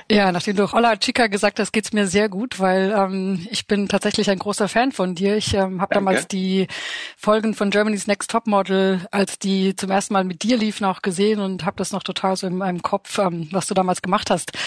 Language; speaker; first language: German; early bilingual, other home language; Romanian